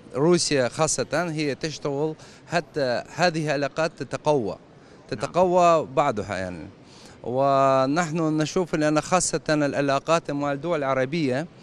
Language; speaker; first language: Arabic; non-native, fluent; Russian